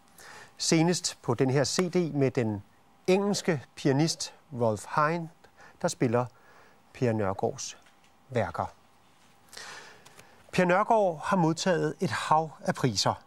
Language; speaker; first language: Danish; native; Danish